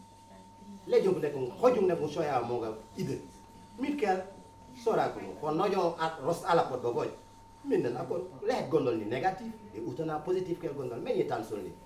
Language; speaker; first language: Hungarian; non-native, fluent; Wolof